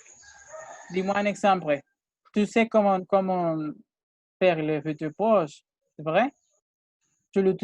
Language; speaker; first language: French; non-native, fluent; Spanish